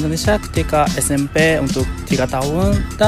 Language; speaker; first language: Indonesian; non-native, learner; Japanese